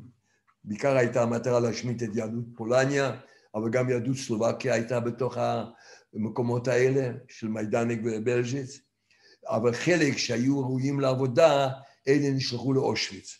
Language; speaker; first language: Hebrew; non-native, fluent; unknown